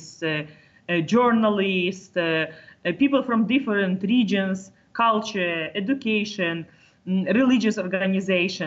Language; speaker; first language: English; non-native, fluent; Ukrainian